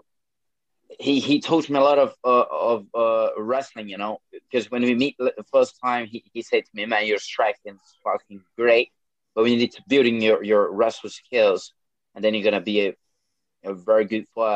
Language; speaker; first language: English; non-native, fluent; Portuguese